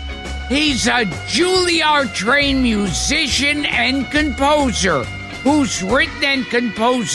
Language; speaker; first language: English; native; English